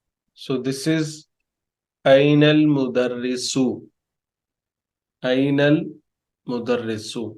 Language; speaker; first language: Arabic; non-native, fluent; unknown